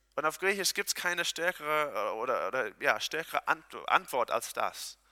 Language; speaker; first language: German; non-native, fluent; Hebrew